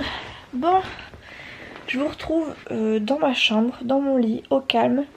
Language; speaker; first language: French; native; French